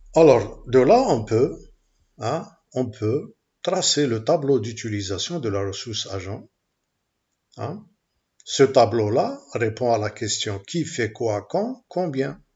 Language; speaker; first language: French; non-native, local second language; Arabic